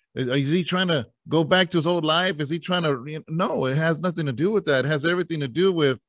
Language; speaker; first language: English; native; English